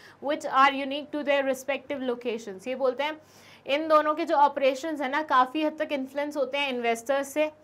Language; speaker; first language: Hindi; native; Hindi